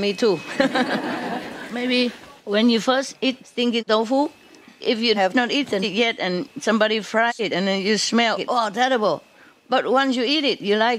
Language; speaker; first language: English; non-native, fluent; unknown